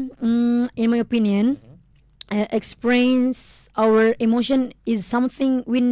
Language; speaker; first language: English; non-native, learner; Indonesian